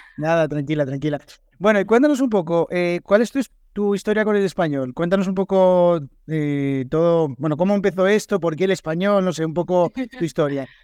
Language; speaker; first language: Spanish; native; Spanish